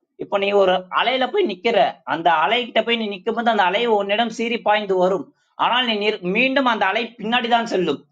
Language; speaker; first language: Tamil; non-native, local second language; Urdu